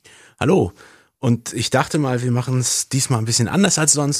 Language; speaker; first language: German; native; German